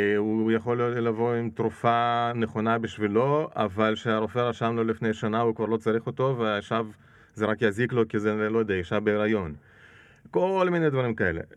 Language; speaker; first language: Hebrew; non-native, fluent; Russian